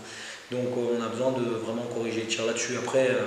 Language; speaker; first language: French; native; French